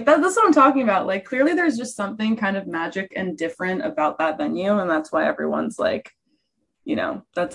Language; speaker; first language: English; native; English